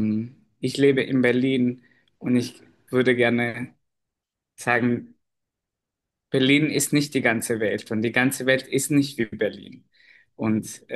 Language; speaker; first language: German; non-native, fluent; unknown